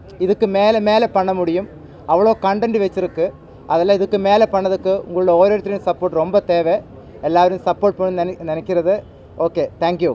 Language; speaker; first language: Tamil; non-native, local second language; Malayalam